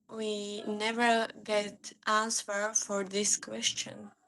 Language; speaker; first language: English; non-native, learner; Slovak